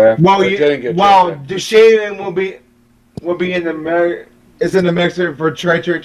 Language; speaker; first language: English; native; English